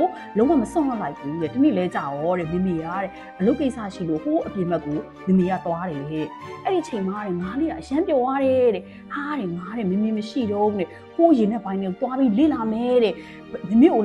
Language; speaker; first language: Burmese; native; Burmese